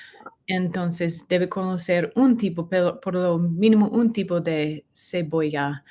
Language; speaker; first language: Spanish; non-native, learner; English